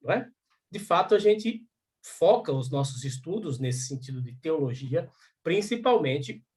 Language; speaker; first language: Portuguese; native; Portuguese